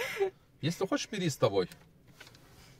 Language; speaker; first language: Russian; non-native, learner; Turkish